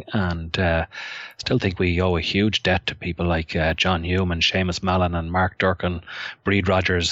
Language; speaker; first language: English; native; English